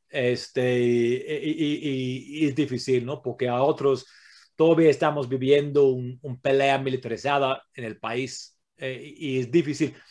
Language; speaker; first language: Spanish; non-native, fluent; English